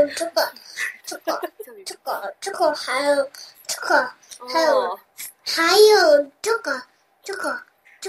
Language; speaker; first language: Chinese; early bilingual, heritage; Chinese